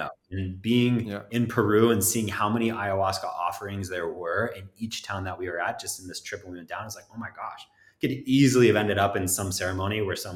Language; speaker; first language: English; native; English